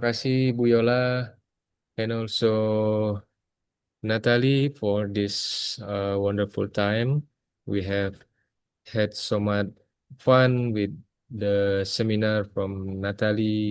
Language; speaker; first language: English; non-native, fluent; Indonesian